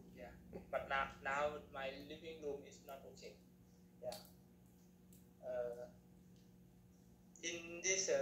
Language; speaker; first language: English; non-native, learner; Thai